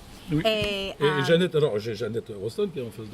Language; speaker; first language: French; native; French